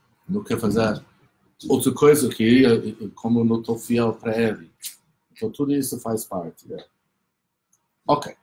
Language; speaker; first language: Portuguese; non-native, fluent; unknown